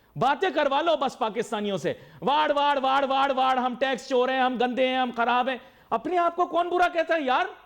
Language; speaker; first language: Urdu; native; Urdu